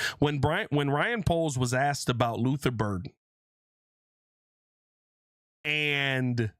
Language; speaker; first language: English; native; English